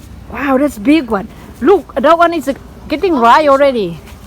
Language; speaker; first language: English; non-native, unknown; Thai